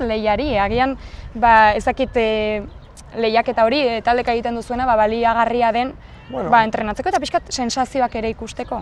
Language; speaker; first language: Basque; native; Basque